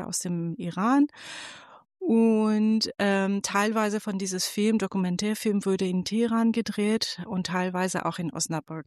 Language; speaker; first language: German; non-native, fluent; Persian